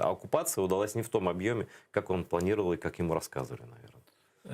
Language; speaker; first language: Russian; native; Russian